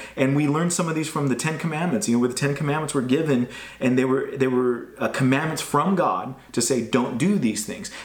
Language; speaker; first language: English; native; English